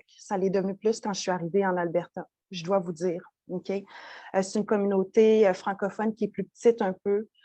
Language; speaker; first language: French; native; French